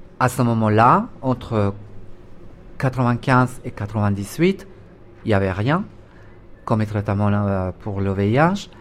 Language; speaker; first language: French; non-native, fluent; Spanish